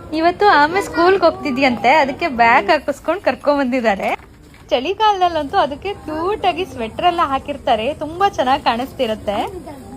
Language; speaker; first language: Kannada; native; Kannada